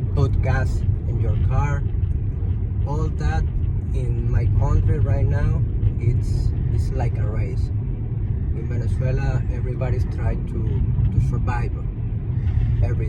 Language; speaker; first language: English; non-native, learner; Spanish